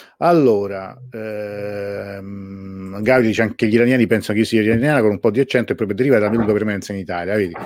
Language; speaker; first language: Italian; early bilingual, other home language; Persian